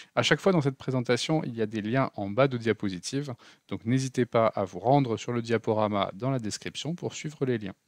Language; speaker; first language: French; native; French